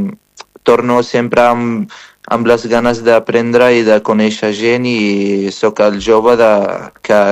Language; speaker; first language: Catalan; non-native, fluent; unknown